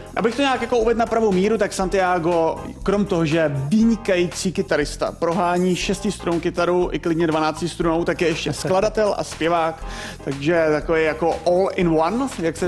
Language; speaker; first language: Czech; native; Czech